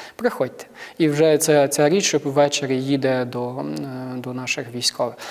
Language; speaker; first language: Ukrainian; native; Ukrainian